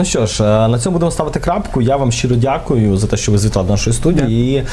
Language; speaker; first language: Ukrainian; native; Ukrainian